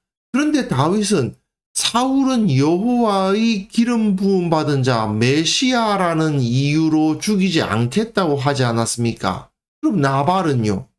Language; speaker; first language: Korean; native; Korean